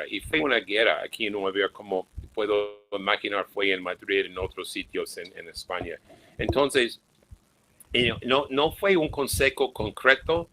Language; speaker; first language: Spanish; non-native, fluent; English